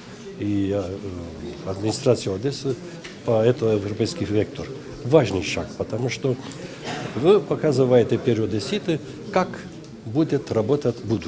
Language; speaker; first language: Russian; non-native, learner; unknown